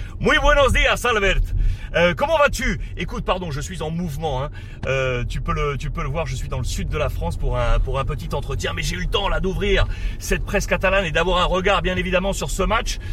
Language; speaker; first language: French; native; French